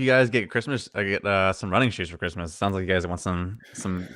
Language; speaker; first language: English; native; English